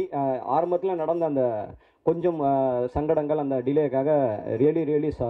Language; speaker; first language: Tamil; native; Tamil